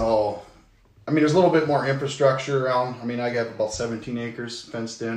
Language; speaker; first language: English; native; English